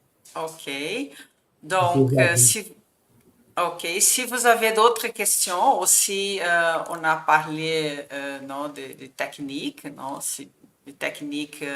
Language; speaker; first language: French; non-native, fluent; Portuguese